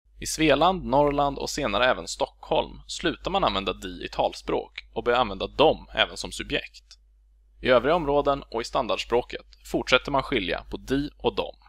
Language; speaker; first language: Swedish; native; Swedish